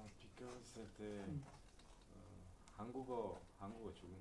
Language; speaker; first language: Korean; non-native, learner; Uzbek